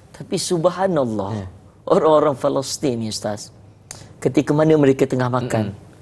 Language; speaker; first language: Malay; native; Malay